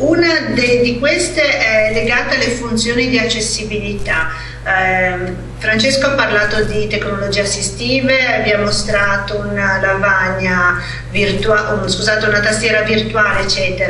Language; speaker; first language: Italian; native; Italian